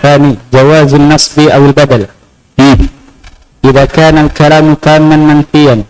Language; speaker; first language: Arabic; non-native, learner; Indonesian